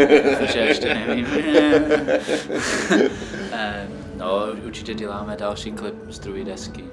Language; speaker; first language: Czech; non-native, fluent; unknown